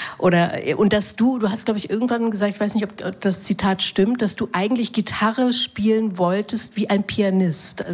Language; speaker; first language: German; native; German